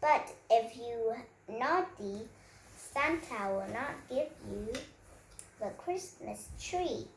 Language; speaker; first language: English; non-native, learner; Vietnamese